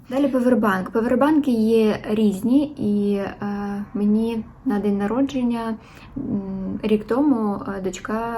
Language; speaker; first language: Ukrainian; non-native, local second language; Russian